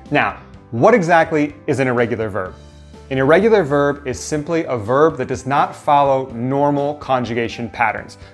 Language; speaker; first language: English; native; English